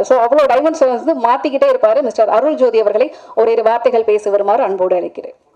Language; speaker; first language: Tamil; native; Tamil